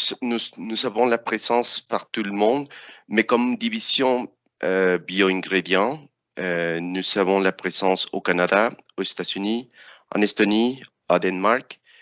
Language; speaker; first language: French; non-native, fluent; Spanish